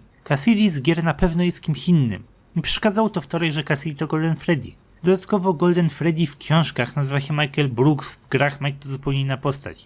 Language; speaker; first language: Polish; native; Polish